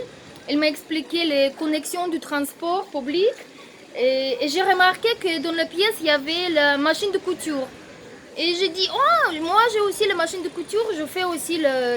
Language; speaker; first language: French; non-native, fluent; Russian